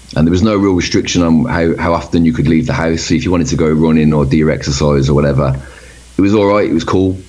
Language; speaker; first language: English; native; English